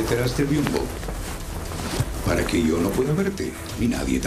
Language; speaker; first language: Spanish; native; Spanish